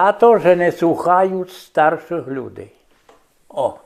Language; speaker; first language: Polish; non-native, local second language; Rusyn